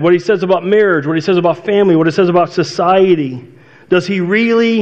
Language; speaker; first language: English; native; English